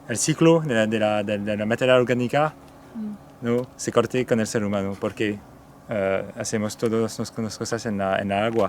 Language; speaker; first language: Spanish; non-native, fluent; French